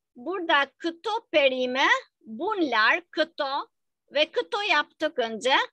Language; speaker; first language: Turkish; non-native, fluent; Albanian